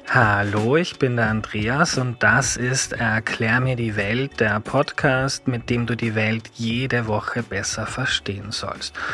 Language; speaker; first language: German; native; German